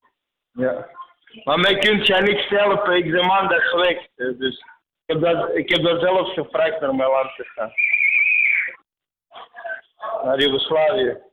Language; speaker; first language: Dutch; non-native, fluent; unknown